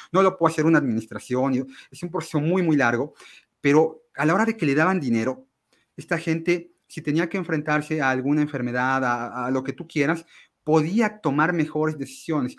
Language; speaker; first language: Spanish; native; Spanish